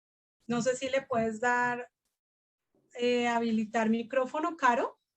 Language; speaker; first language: Spanish; native; Spanish